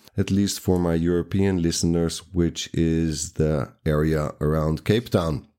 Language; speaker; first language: English; non-native, fluent; Dutch